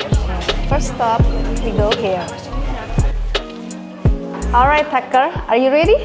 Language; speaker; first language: English; non-native, fluent; Indonesian